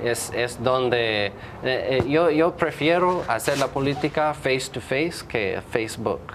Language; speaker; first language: Spanish; non-native, fluent; English